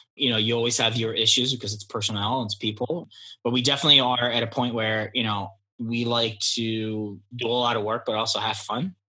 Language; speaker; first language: English; early bilingual, other home language; Polish